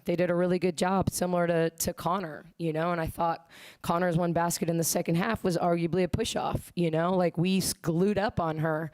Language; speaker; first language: English; native; English